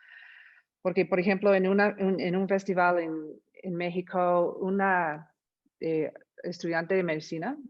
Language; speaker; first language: Spanish; non-native, fluent; English